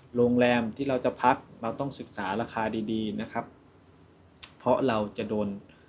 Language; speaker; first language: Thai; native; Thai